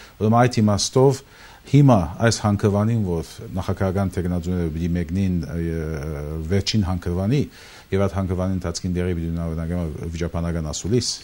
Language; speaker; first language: Armenian; early bilingual, heritage; Armenian